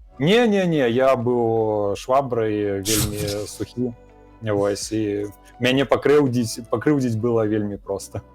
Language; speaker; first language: Belarusian; non-native, local second language; Russian